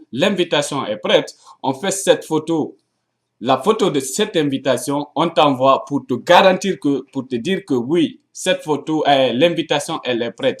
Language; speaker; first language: French; non-native, local second language; Arabic